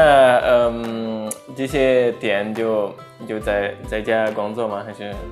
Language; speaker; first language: Chinese; non-native, fluent; Indonesian